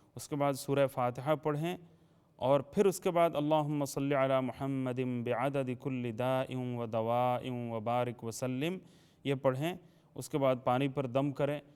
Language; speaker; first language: Urdu; native; Urdu